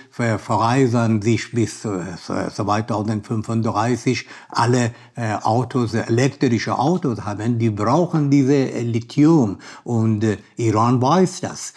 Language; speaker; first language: German; non-native, learner; Persian